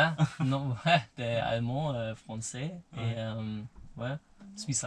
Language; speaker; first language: French; non-native, learner; German